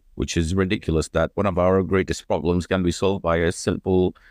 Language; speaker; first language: English; non-native, fluent; Arabic